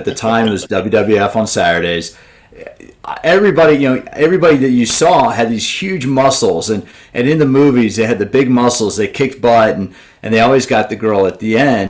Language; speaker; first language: English; native; English